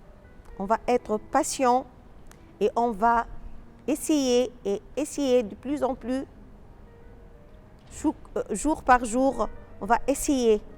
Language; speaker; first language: French; non-native, local second language; Arabic